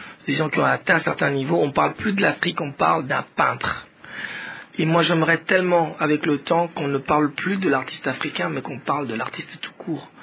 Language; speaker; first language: French; non-native, local second language; Swahili